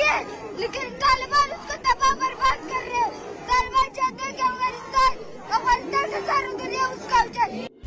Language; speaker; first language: Hindi; non-native, learner; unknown